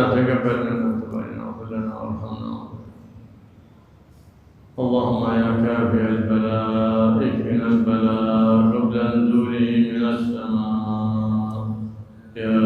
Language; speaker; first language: Arabic; native; Arabic